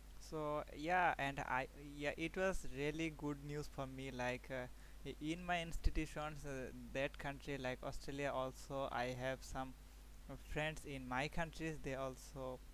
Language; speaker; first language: English; non-native, learner; Bangla